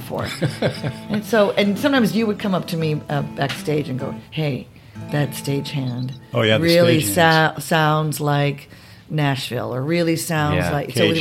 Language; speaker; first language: English; native; English